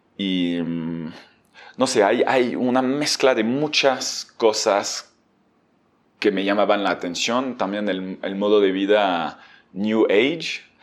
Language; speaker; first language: Spanish; non-native, fluent; French